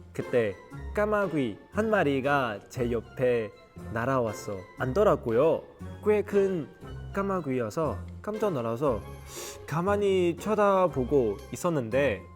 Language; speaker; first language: Korean; non-native, fluent; Cantonese